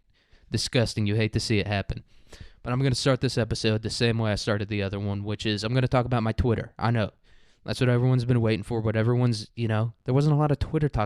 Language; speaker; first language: English; native; English